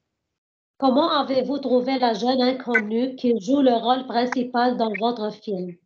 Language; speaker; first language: French; non-native, learner; Arabic